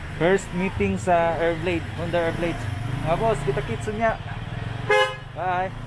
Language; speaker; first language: Cebuano; native; Cebuano